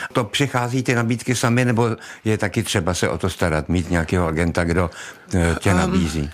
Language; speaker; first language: Czech; native; Czech